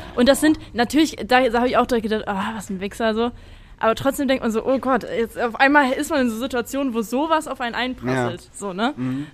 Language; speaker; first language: German; native; German